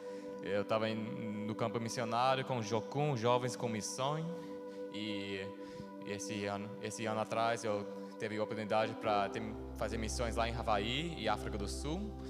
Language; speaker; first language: Portuguese; early bilingual, heritage; Portuguese